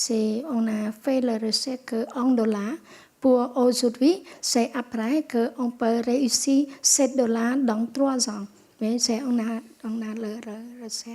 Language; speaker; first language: French; non-native, local second language; Khmer